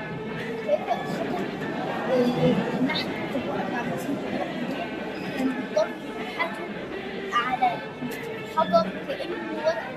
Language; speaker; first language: Arabic; native; Arabic